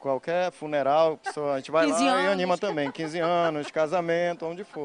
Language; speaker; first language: Portuguese; native; Portuguese